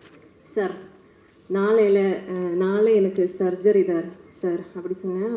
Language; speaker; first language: Tamil; non-native, learner; Malayalam